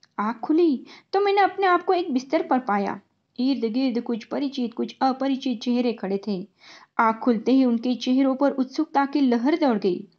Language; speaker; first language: Hindi; non-native, local second language; Marathi